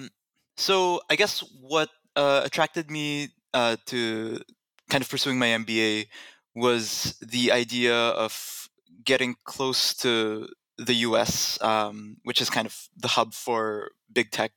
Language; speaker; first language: English; non-native, local second language; Filipino